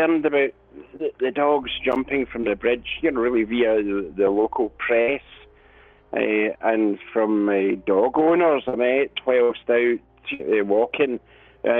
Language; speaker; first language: English; native; English